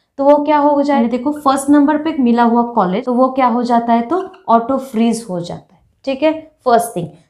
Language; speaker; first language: Hindi; non-native, local second language; Marathi